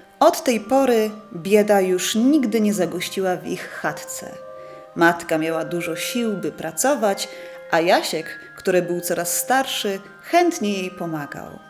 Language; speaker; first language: Polish; native; Polish